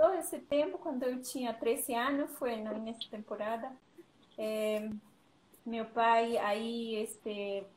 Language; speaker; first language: Portuguese; non-native, learner; Spanish